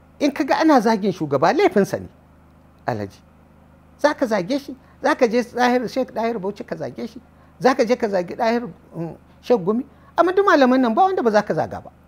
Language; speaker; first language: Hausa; native; Hausa